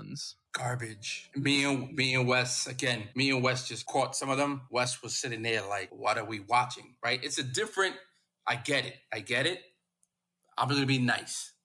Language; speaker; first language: English; native; English